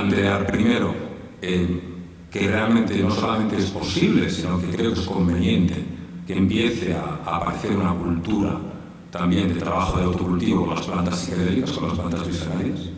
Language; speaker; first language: Spanish; native; Spanish